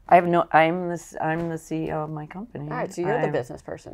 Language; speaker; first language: English; native; English